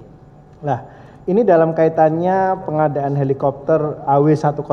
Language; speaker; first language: Indonesian; native; Indonesian